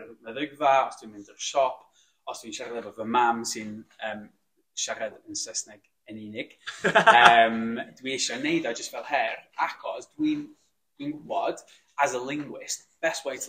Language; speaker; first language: English; native; English